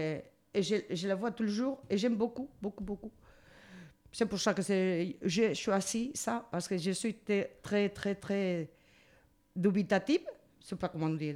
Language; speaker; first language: French; non-native, learner; Spanish